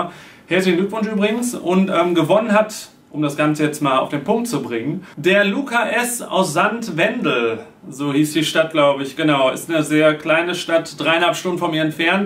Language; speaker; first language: German; native; German